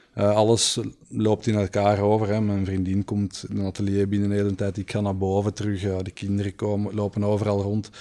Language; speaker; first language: Dutch; native; Dutch